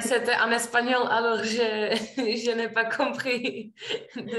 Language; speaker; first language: French; non-native, learner; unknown